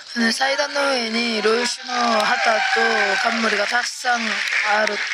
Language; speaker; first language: Japanese; non-native, fluent; Korean